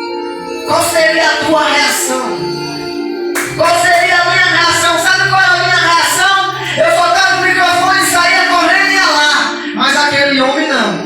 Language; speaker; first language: Portuguese; native; Portuguese